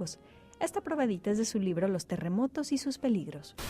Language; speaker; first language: Spanish; native; Spanish